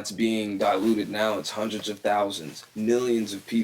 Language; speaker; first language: English; native; English